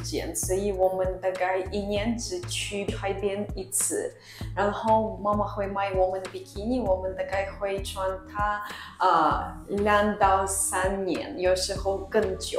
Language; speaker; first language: Chinese; non-native, fluent; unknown